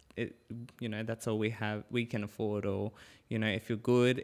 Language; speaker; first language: English; native; English